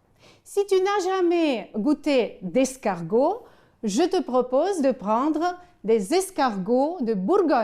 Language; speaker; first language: French; non-native, fluent; Ukrainian